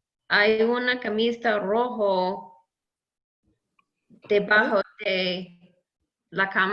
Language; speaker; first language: Spanish; non-native, learner; English